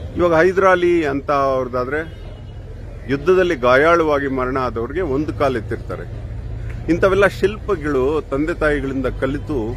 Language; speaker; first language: Kannada; native; Kannada